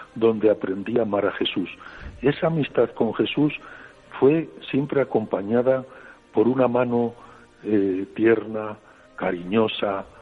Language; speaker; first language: Spanish; native; Spanish